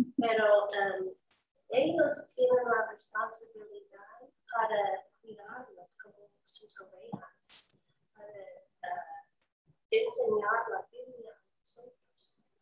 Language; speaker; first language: Spanish; non-native, learner; English